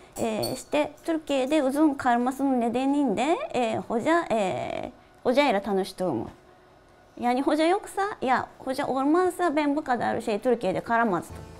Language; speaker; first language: Turkish; non-native, fluent; Japanese